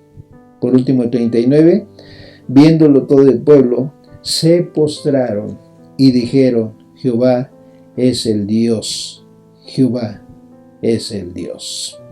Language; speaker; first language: Spanish; native; Spanish